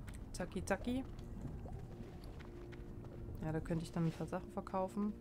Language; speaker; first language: German; native; German